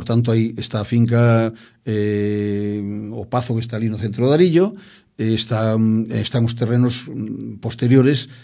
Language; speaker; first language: Spanish; non-native, local second language; Galician